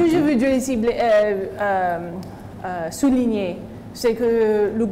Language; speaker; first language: French; non-native, fluent; English